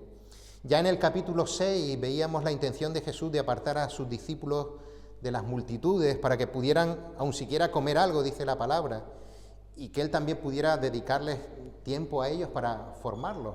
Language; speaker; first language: Spanish; native; Spanish